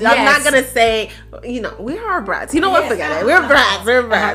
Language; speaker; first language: English; early bilingual, other home language; Spanish